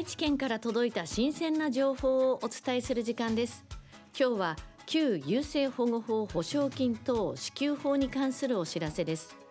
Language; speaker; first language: Japanese; native; Japanese